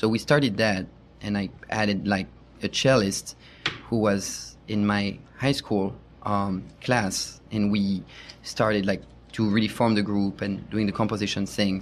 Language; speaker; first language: English; non-native, fluent; French